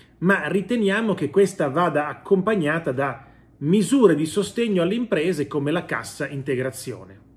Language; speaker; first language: Italian; native; Italian